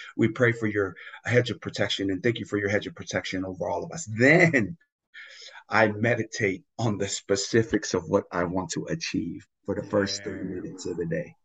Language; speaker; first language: English; non-native, fluent; Tongan